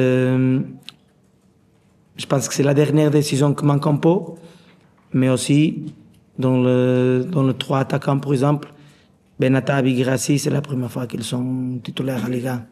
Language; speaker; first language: French; non-native, learner; Portuguese